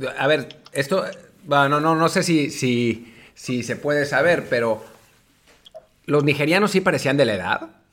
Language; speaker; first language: Spanish; native; Spanish